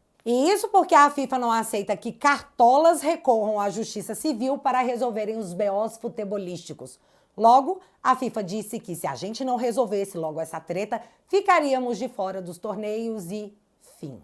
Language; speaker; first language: Portuguese; native; Portuguese